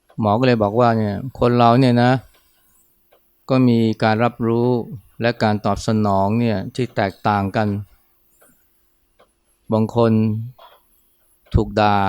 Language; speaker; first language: Thai; native; Thai